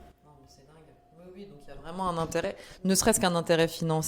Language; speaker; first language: French; native; French